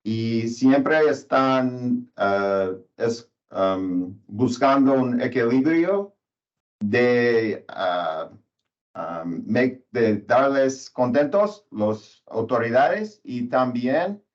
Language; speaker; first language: Spanish; non-native, learner; English